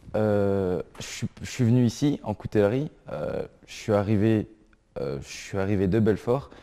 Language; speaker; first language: French; native; French